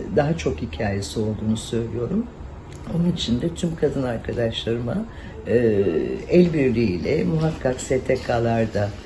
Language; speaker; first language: Turkish; native; Turkish